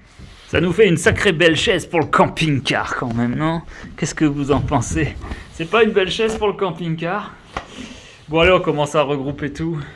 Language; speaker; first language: French; native; French